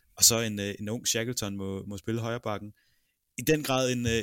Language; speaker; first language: Danish; native; Danish